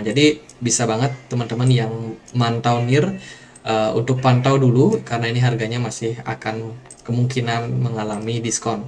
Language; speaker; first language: Indonesian; native; Indonesian